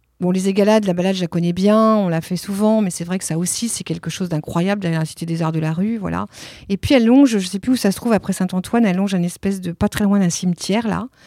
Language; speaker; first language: French; early bilingual, other home language; Italian